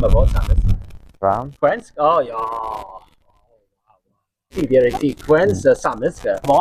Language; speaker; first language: Norwegian; non-native, learner; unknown